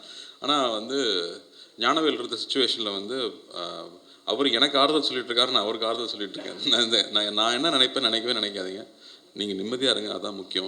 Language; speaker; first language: Tamil; native; Tamil